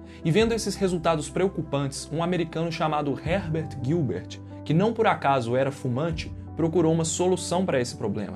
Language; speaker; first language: Portuguese; native; Portuguese